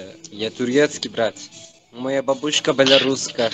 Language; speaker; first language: Russian; non-native, learner; Turkish